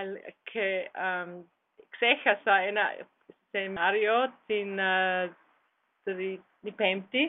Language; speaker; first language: Greek; non-native, learner; German